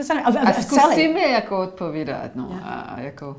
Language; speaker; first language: Czech; non-native, learner; English